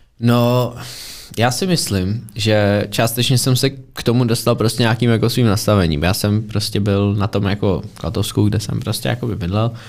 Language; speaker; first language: Czech; native; Czech